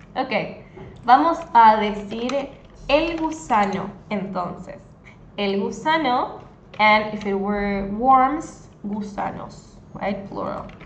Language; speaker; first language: English; non-native, fluent; Spanish